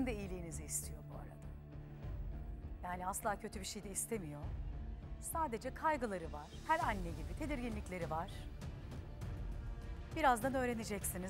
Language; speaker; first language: Turkish; native; Turkish